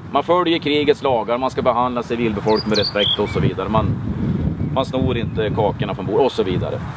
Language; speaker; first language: Swedish; native; Swedish